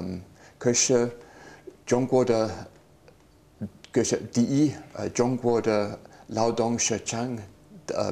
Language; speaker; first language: Chinese; non-native, learner; English